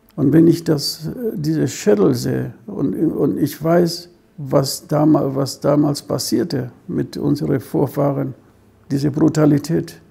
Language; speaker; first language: German; non-native, fluent; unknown